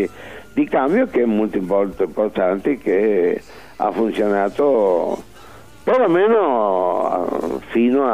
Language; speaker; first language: Italian; early bilingual, heritage; Spanish